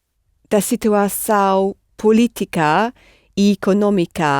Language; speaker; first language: Portuguese; non-native, learner; English